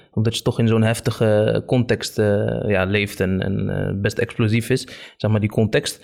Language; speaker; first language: Dutch; early bilingual, other home language; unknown